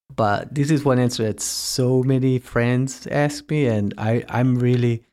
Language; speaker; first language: English; early bilingual, heritage; Italian